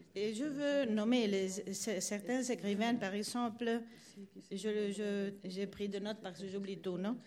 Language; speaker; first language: French; non-native, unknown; Spanish